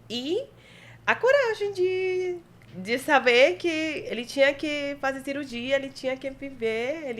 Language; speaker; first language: Portuguese; non-native, fluent; Spanish